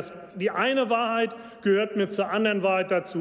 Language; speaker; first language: German; native; German